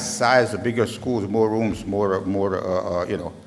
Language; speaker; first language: English; non-native, learner; Serbian